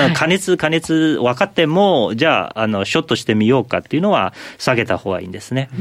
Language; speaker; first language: Japanese; non-native, fluent; Chinese